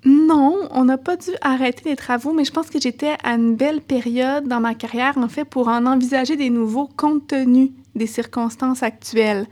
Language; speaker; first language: French; native; French